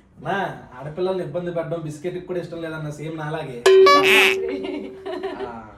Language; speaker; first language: Telugu; native; Telugu